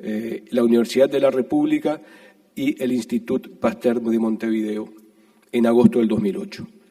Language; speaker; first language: Spanish; native; Spanish